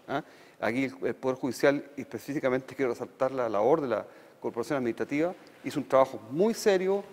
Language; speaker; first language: Spanish; native; Spanish